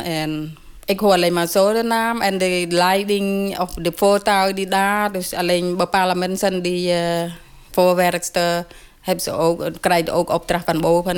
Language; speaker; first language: Dutch; non-native, learner; Khmer